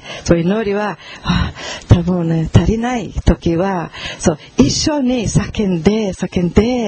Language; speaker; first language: Japanese; non-native, fluent; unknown